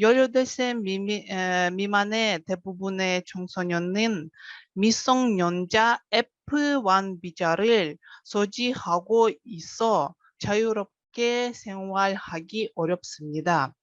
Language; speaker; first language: Korean; non-native, fluent; Russian